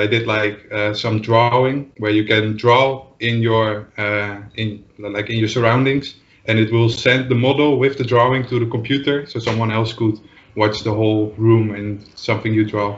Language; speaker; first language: English; non-native, fluent; Dutch